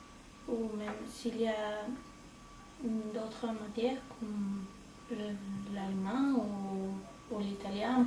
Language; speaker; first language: French; non-native, learner; Spanish